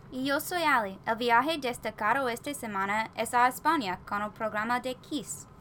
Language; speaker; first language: Spanish; non-native, learner; English